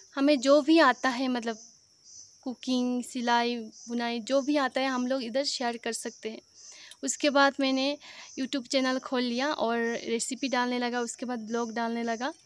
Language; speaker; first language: Hindi; non-native, local second language; Assamese